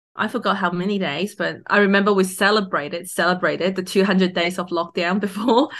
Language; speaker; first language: English; non-native, local second language; Cantonese